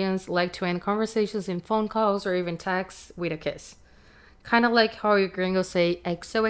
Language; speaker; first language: English; non-native, fluent; Portuguese